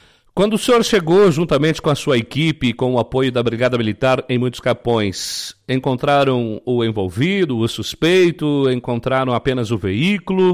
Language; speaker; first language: Portuguese; native; Portuguese